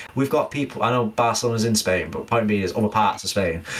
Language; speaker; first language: English; native; English